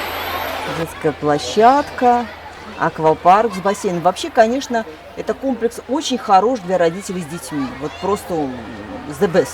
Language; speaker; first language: Russian; native; Russian